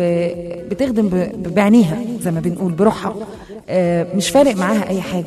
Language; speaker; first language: Arabic; native; Arabic